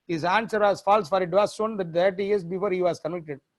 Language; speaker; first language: English; non-native, local second language; Tamil